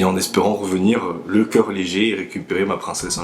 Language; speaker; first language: French; native; French